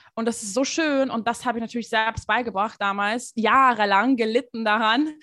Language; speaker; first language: German; non-native, fluent; Hungarian